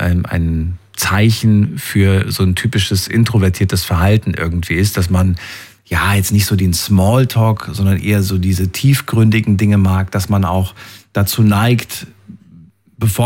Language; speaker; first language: German; native; German